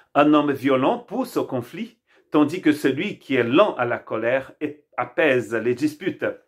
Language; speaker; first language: French; non-native, fluent; Portuguese